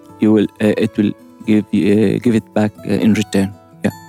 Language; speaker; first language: English; non-native, learner; Arabic